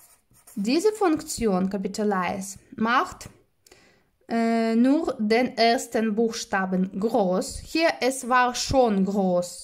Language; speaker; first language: German; non-native, fluent; Russian